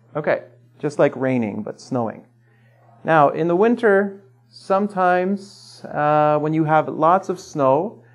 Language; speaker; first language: English; native; English